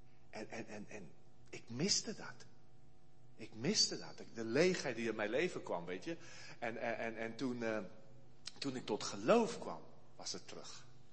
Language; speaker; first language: Dutch; non-native, fluent; Afrikaans